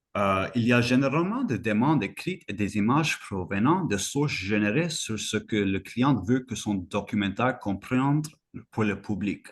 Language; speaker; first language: French; non-native, fluent; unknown